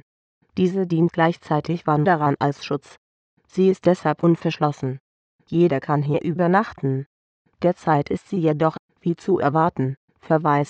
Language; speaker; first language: German; native; German